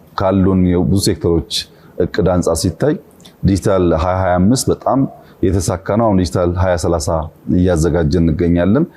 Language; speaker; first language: Amharic; non-native, local second language; Oromo